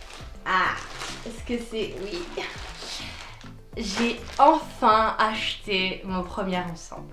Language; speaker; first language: French; native; French